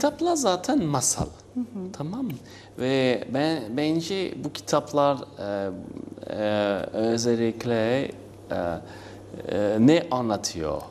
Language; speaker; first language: Turkish; non-native, learner; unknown